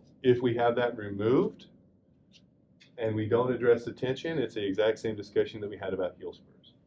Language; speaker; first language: English; native; English